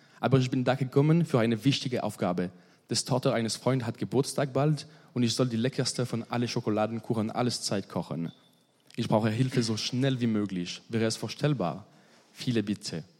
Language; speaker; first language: German; non-native, learner; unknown